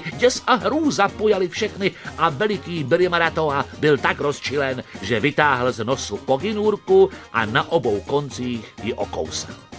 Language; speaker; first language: Czech; native; Czech